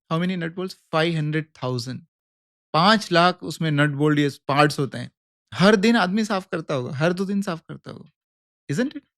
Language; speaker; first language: Hindi; native; Hindi